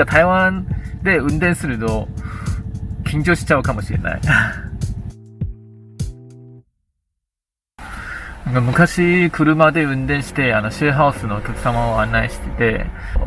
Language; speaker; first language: Japanese; non-native, fluent; Chinese